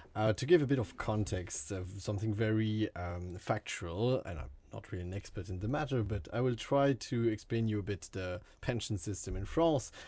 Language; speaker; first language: English; non-native, fluent; French